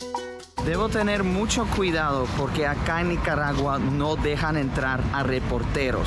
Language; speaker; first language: Spanish; non-native, fluent; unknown